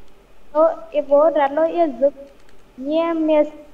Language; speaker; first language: Russian; non-native, learner; Vietnamese